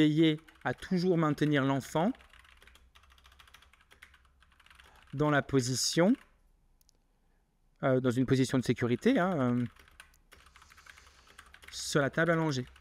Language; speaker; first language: French; native; French